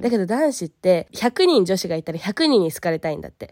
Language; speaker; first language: Japanese; early bilingual, heritage; Japanese